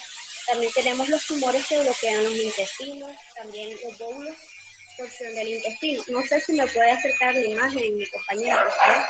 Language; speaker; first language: Spanish; native; Spanish